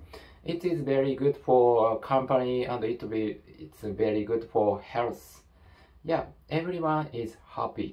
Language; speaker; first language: English; non-native, learner; Japanese